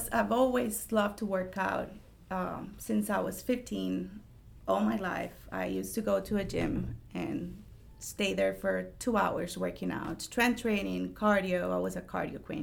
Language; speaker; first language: English; non-native, fluent; Spanish